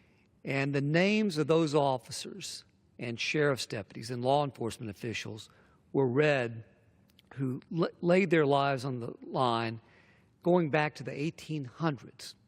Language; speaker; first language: English; native; English